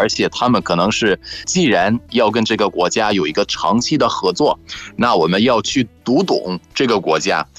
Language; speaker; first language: Chinese; non-native, fluent; Arabic